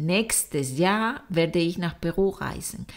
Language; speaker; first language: German; non-native, fluent; Spanish